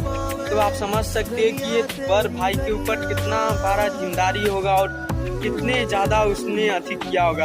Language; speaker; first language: Hindi; non-native, fluent; Bangla